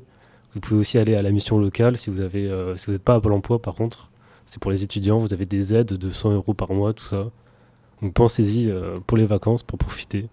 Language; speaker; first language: French; native; French